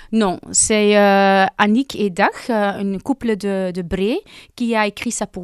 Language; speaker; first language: French; non-native, local second language; Dutch